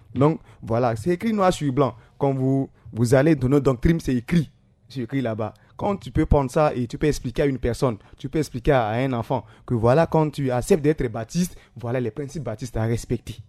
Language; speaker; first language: French; non-native, local second language; Sango